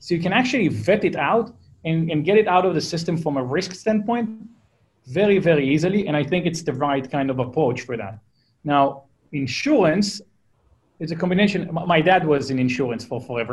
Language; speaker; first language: English; non-native, fluent; Hebrew